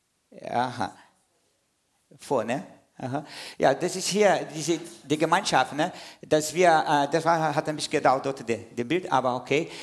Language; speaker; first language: German; non-native, fluent; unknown